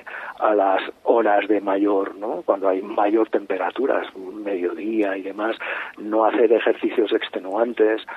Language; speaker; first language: Spanish; native; Spanish